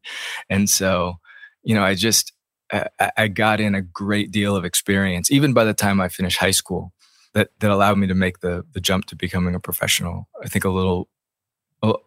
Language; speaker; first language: English; native; English